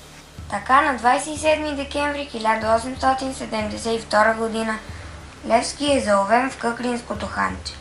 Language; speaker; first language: Bulgarian; native; Bulgarian